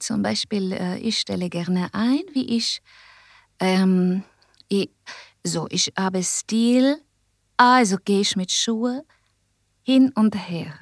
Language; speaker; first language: German; non-native, learner; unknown